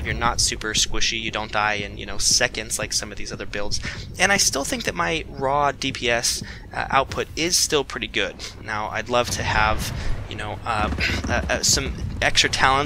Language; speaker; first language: English; native; English